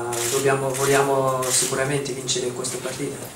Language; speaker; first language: Italian; non-native, fluent; Dutch